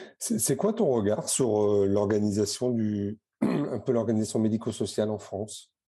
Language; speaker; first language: French; native; French